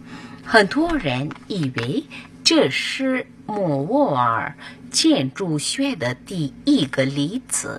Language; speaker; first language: Chinese; non-native, fluent; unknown